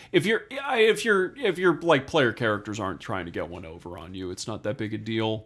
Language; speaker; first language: English; native; English